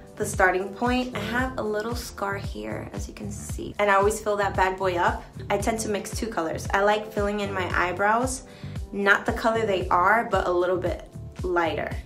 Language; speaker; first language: English; early bilingual, other home language; Spanish